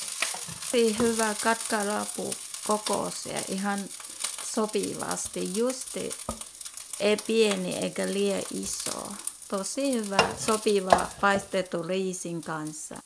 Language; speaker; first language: Finnish; non-native, learner; Thai